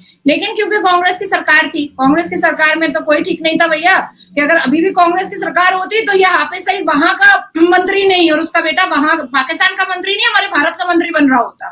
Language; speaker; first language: Hindi; native; Hindi